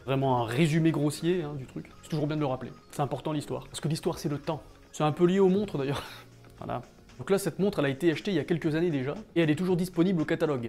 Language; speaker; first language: French; native; French